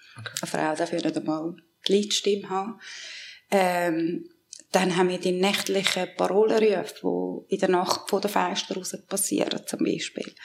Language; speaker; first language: German; early bilingual, other home language; Persian